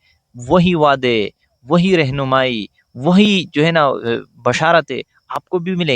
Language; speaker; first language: Hindi; native; Hindi